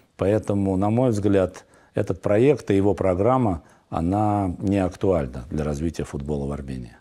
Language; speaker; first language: Russian; non-native, local second language; Armenian